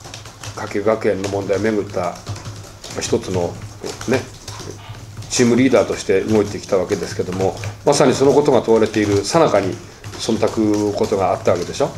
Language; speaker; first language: Japanese; native; Japanese